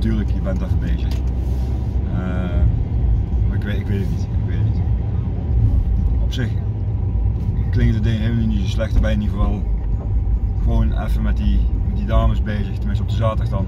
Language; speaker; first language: Dutch; native; Dutch